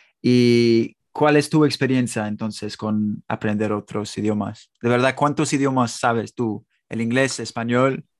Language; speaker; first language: Spanish; non-native, fluent; English